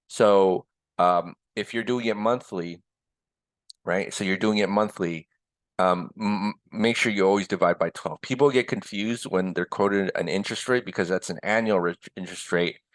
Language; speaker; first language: English; early bilingual, other home language; Korean